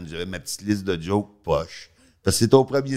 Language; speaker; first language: French; native; French